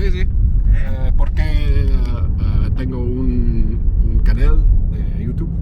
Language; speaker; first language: Spanish; non-native, learner; English